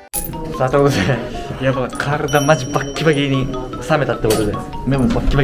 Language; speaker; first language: Japanese; native; Japanese